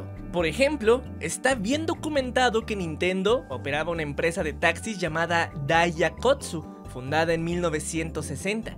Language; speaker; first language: Spanish; native; Spanish